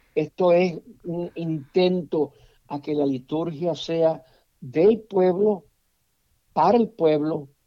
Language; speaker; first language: Spanish; native; Spanish